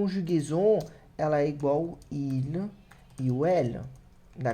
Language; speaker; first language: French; non-native, fluent; Portuguese